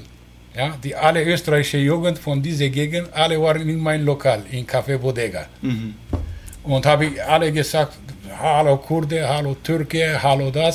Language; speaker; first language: German; non-native, learner; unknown